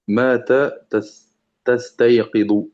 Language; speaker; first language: Arabic; non-native, learner; French